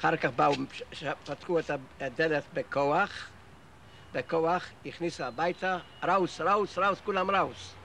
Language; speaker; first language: Hebrew; non-native, fluent; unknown